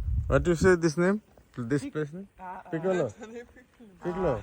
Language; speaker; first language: English; non-native, learner; Nepali